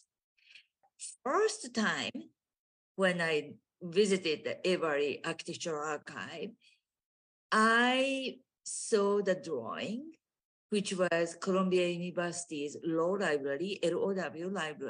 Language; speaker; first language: English; non-native, fluent; Japanese